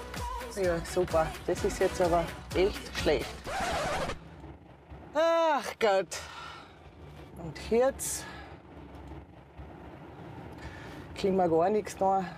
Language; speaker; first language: German; native; German